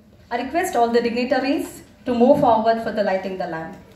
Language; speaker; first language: English; non-native, local second language; Kannada